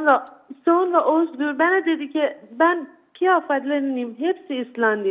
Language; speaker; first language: Turkish; non-native, learner; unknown